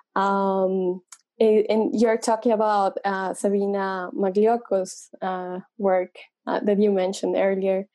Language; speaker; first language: English; non-native, fluent; Spanish